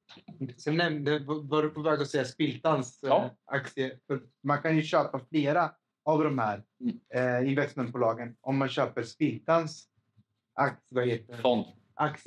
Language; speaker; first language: Swedish; native; Swedish